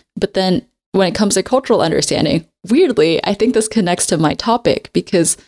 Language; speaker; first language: English; native; English